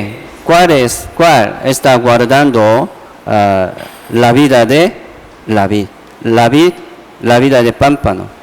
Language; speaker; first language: Spanish; non-native, fluent; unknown